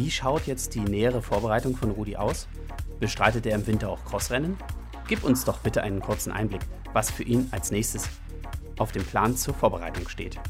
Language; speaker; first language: German; native; German